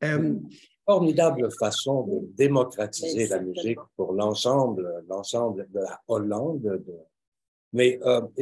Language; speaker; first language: French; native; French